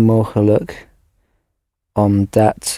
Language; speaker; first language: Dutch; non-native, learner; English